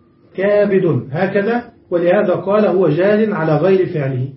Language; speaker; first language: Arabic; native; Arabic